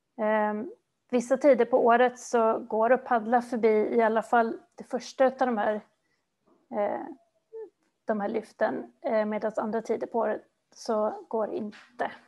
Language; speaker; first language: Swedish; native; Swedish